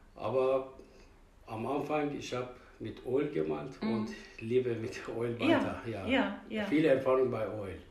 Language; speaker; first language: German; non-native, fluent; Persian